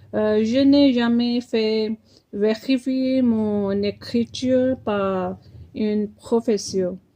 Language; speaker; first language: French; non-native, fluent; Punjabi